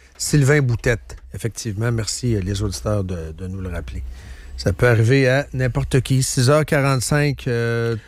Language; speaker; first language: French; native; French